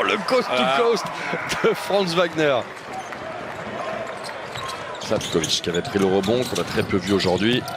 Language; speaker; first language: French; native; French